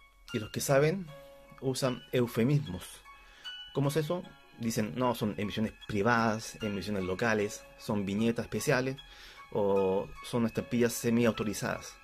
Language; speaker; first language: Spanish; native; Spanish